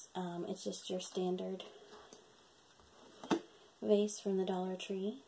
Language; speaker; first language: English; native; English